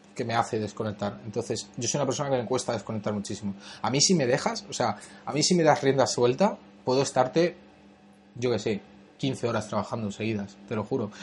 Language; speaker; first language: Spanish; native; Spanish